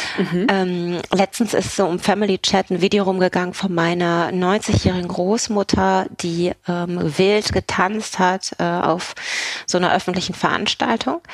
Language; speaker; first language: German; native; German